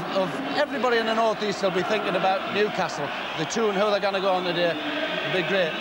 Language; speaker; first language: English; native; English